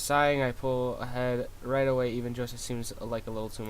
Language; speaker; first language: English; native; English